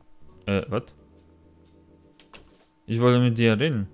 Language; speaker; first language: German; non-native, learner; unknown